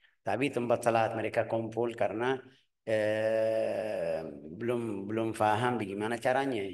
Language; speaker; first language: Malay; non-native, fluent; Arabic